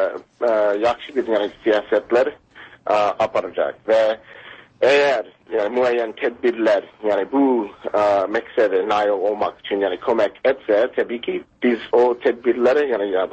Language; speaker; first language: Turkish; non-native, fluent; English